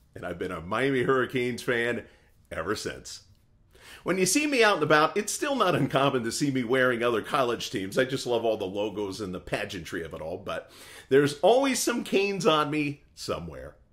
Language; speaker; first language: English; native; English